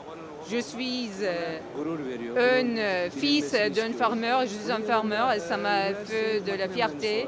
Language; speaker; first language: French; non-native, learner; Turkish